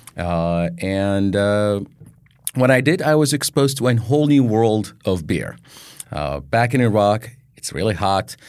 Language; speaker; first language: English; non-native, fluent; Arabic